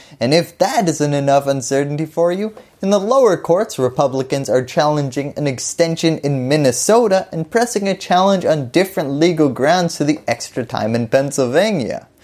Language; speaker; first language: English; native; English